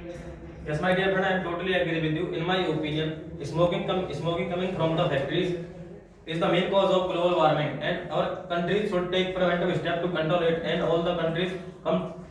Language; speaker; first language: English; non-native, learner; Hindi